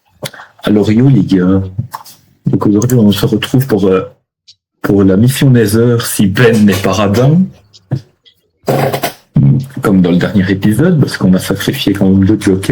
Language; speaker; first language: French; native; French